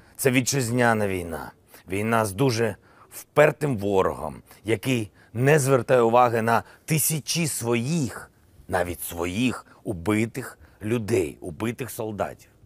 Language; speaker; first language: Ukrainian; non-native, local second language; Russian